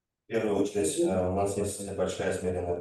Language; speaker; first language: Russian; native; Russian